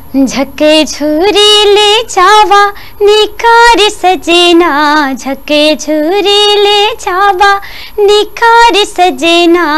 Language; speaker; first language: Bhojpuri; non-native, local second language; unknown